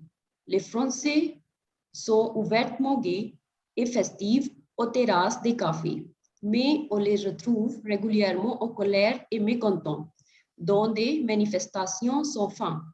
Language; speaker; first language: French; non-native, fluent; Hindi